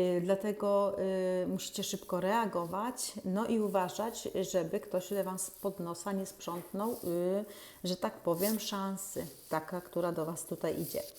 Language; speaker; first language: Polish; native; Polish